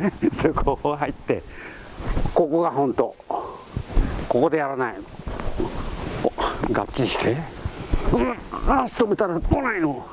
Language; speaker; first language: Japanese; native; Japanese